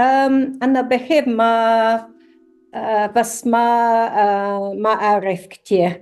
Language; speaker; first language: Arabic; non-native, learner; English